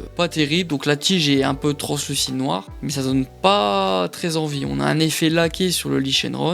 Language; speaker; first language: French; native; French